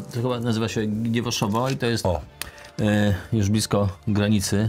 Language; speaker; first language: Polish; native; Polish